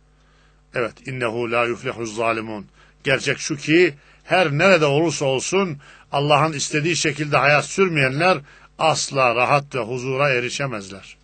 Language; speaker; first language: Turkish; native; Turkish